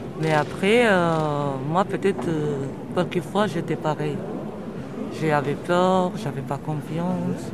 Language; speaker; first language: French; non-native, fluent; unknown